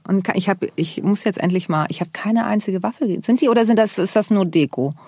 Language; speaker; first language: German; early bilingual, other home language; Greek